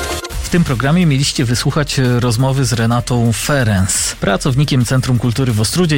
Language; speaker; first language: Polish; native; Polish